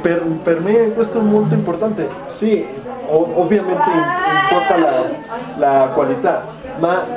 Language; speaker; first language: Italian; non-native, fluent; Spanish